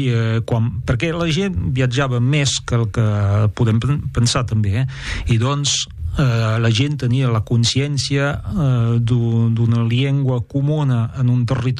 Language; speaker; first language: Catalan; non-native, fluent; French